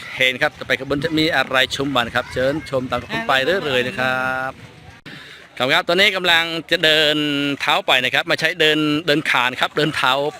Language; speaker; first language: Thai; non-native, fluent; Khmer